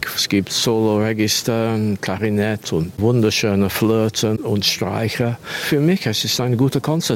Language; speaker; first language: German; non-native, learner; English